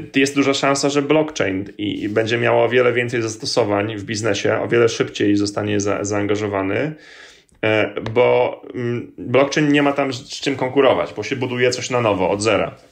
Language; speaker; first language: Polish; native; Polish